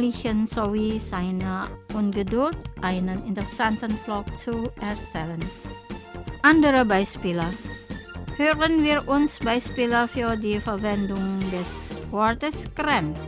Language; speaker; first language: German; non-native, fluent; Indonesian